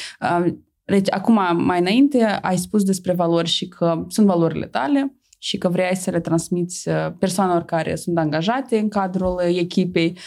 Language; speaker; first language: Romanian; non-native, local second language; Russian